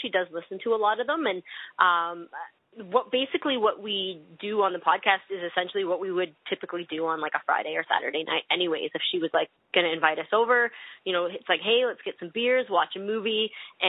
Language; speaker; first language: English; native; English